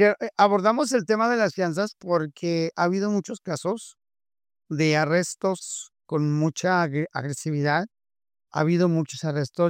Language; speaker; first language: Spanish; native; Spanish